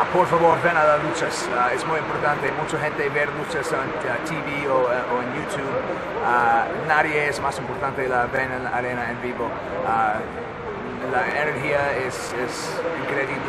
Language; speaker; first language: Spanish; non-native, learner; English